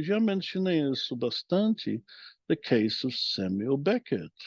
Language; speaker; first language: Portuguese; non-native, fluent; English